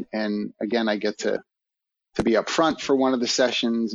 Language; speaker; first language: English; native; English